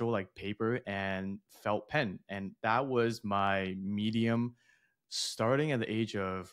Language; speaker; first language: English; early bilingual, other home language; Chinese